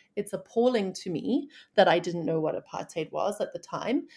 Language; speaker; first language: English; native; English